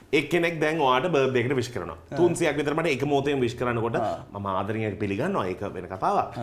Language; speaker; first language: Sinhala; non-native, local second language; Tamil